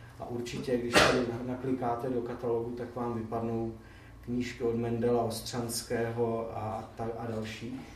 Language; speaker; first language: Czech; native; Czech